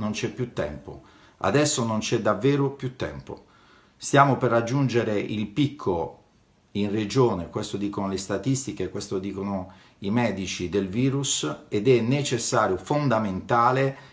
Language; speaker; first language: Italian; native; Italian